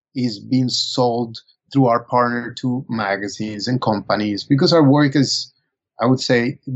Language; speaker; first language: English; non-native, fluent; Spanish